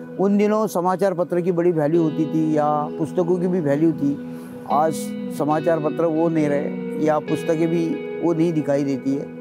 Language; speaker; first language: Hindi; non-native, local second language; Marathi